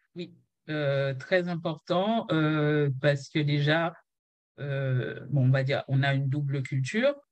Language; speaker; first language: French; non-native, local second language; Haitian Creole